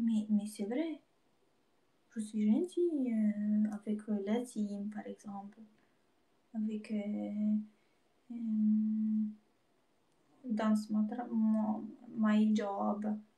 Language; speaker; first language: French; non-native, learner; Russian